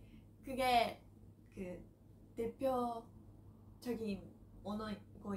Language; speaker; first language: Korean; non-native, learner; Japanese